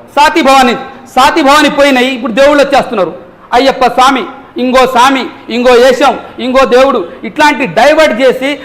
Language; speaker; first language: Telugu; non-native, local second language; Lambadi